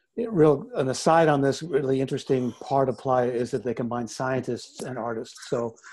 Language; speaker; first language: English; native; English